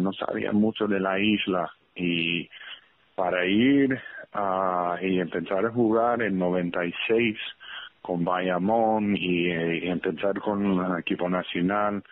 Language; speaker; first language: Spanish; early bilingual, heritage; English